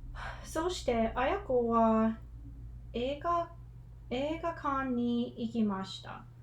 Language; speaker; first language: Japanese; non-native, learner; English